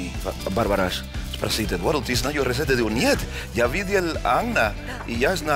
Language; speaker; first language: Russian; non-native, learner; Spanish